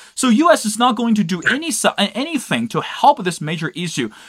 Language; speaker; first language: English; non-native, fluent; Chinese